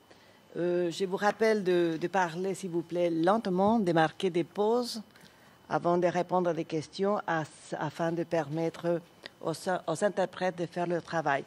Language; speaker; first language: French; non-native, fluent; Spanish